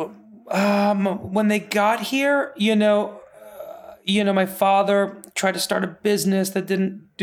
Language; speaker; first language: English; early bilingual, other home language; Persian